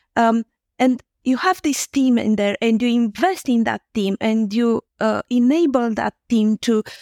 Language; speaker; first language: English; non-native, fluent; Romanian